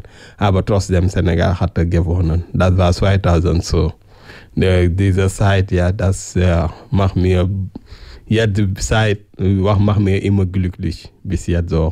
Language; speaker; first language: German; non-native, learner; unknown